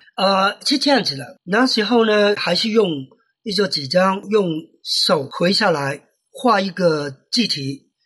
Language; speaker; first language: Chinese; non-native, fluent; Cantonese